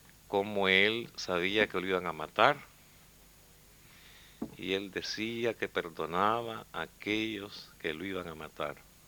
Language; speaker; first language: Spanish; native; Spanish